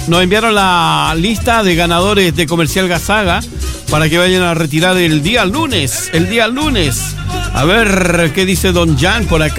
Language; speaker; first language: Spanish; native; Spanish